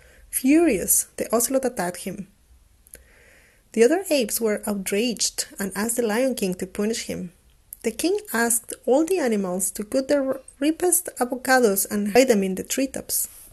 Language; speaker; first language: English; non-native, fluent; Spanish